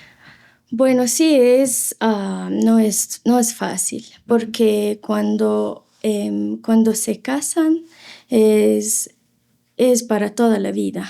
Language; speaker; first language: Spanish; non-native, fluent; Arabic